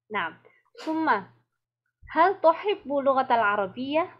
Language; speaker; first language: Arabic; non-native, fluent; Indonesian